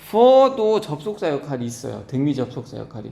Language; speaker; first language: Korean; native; Korean